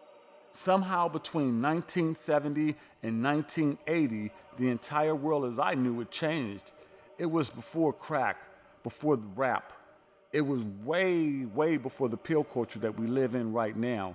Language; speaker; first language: English; native; English